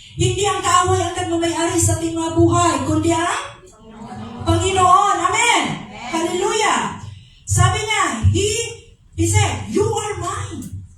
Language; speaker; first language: Filipino; non-native, local second language; Cebuano